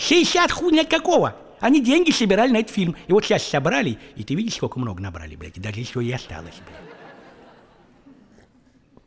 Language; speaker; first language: Russian; native; Russian